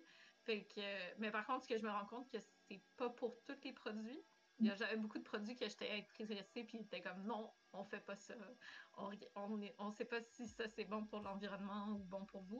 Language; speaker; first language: French; native; French